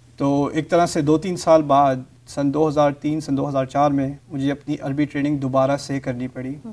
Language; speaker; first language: Urdu; early bilingual, heritage; Urdu